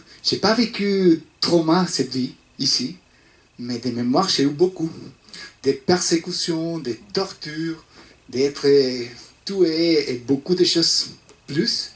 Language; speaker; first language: French; non-native, fluent; Spanish